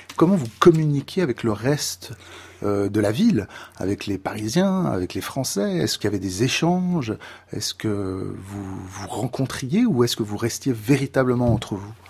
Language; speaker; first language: French; native; French